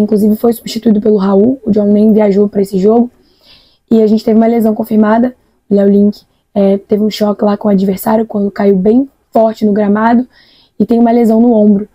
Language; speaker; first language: Portuguese; native; Portuguese